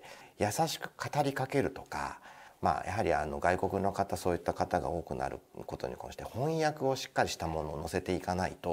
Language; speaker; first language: Japanese; native; Japanese